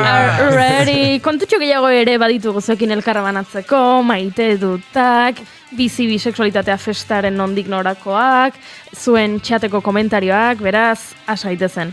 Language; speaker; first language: Basque; native; Basque